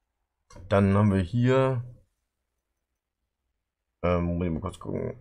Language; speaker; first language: German; native; German